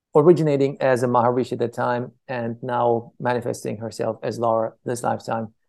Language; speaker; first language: English; early bilingual, other home language; Persian